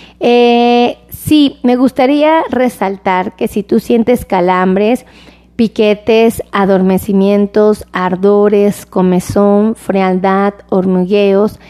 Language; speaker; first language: Spanish; native; Spanish